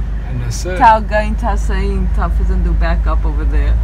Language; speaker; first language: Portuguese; early bilingual, heritage; Portuguese